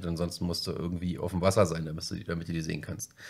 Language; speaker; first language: German; native; German